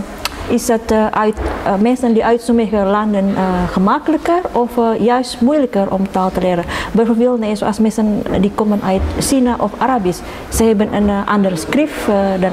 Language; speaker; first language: Dutch; non-native, learner; Indonesian